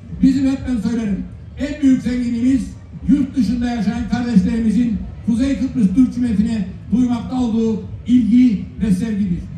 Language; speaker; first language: Turkish; native; Turkish